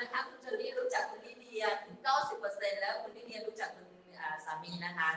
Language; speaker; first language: Thai; native; Thai